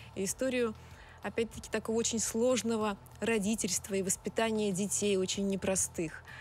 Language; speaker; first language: Russian; native; Russian